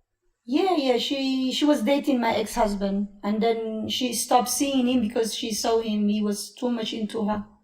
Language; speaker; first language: English; non-native, fluent; Italian